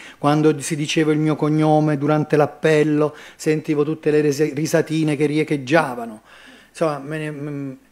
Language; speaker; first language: Italian; native; Italian